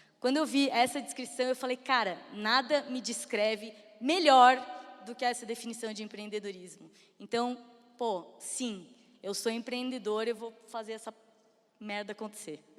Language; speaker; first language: Portuguese; native; Portuguese